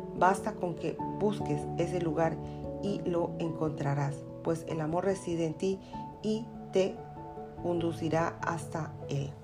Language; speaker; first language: Spanish; native; Spanish